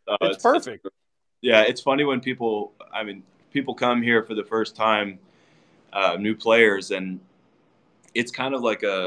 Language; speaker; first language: English; native; English